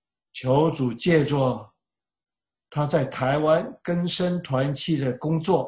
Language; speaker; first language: Chinese; native; Chinese